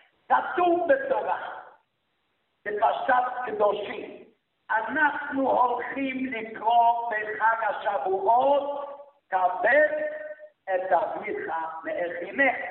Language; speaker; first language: Hebrew; non-native, fluent; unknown